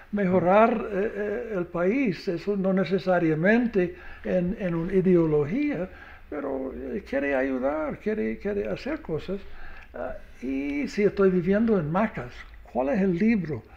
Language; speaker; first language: Spanish; non-native, learner; English